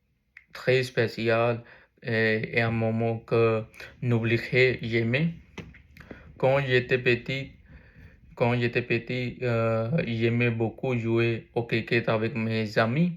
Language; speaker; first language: French; non-native, learner; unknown